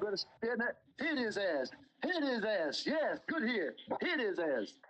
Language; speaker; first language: English; native; English